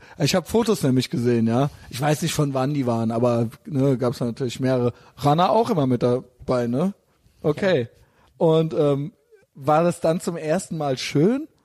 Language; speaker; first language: German; native; German